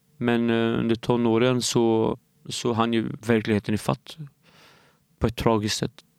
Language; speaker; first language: Swedish; early bilingual, other home language; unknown